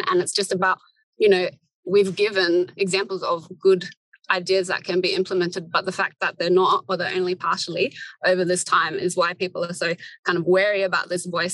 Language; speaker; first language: English; native; English